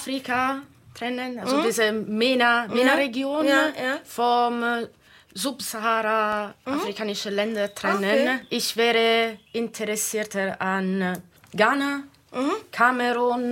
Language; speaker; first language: German; non-native, fluent; Italian